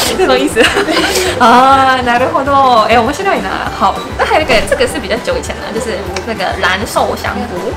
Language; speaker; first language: Chinese; non-native, fluent; Japanese